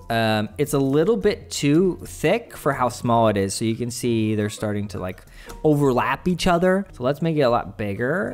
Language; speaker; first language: English; native; English